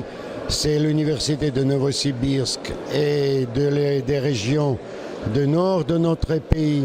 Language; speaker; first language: French; non-native, learner; Russian